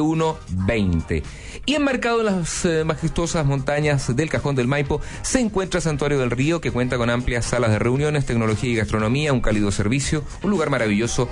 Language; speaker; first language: Spanish; native; Spanish